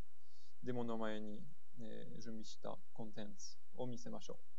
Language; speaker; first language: Japanese; non-native, fluent; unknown